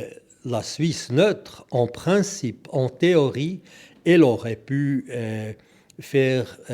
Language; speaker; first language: French; non-native, local second language; German